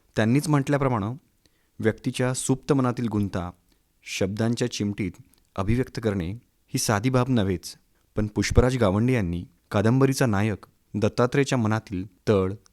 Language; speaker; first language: Marathi; native; Marathi